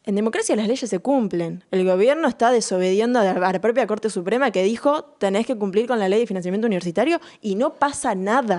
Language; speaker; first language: Spanish; native; Spanish